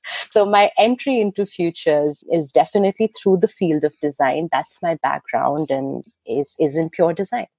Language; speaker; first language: English; non-native, local second language; Hindi